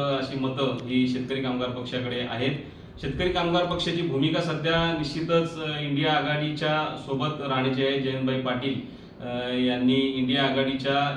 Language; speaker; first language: Marathi; native; Marathi